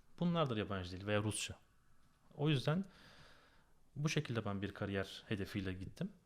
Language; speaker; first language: Turkish; native; Turkish